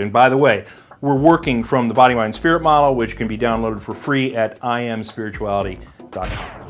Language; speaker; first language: English; native; English